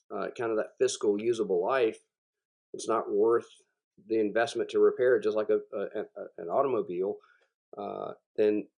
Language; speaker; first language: English; native; English